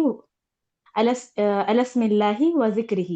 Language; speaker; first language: Arabic; non-native, learner; Urdu